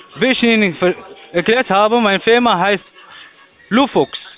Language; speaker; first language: German; non-native, learner; Arabic